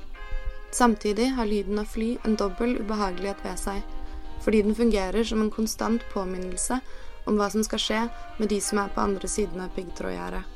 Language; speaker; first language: Norwegian; native; Norwegian